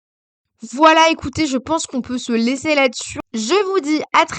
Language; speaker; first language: French; native; French